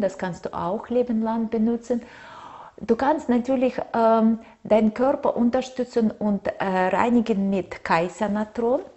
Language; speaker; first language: German; non-native, fluent; Russian